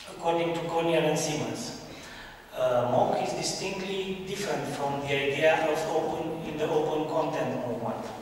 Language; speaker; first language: English; non-native, fluent; Romanian